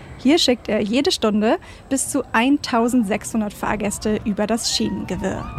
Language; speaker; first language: German; native; German